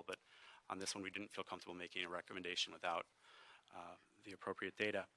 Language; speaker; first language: English; native; English